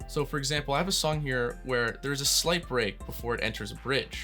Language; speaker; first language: English; native; English